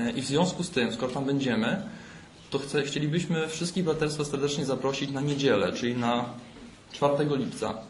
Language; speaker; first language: Polish; native; Polish